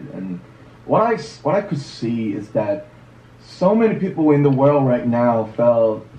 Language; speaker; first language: English; non-native, fluent; Korean